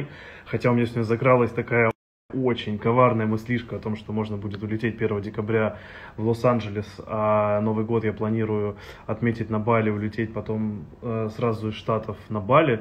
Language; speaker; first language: Russian; native; Russian